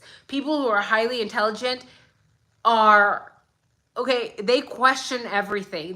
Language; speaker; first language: English; native; English